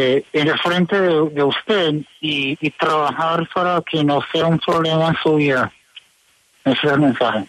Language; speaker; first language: Spanish; early bilingual, heritage; Spanish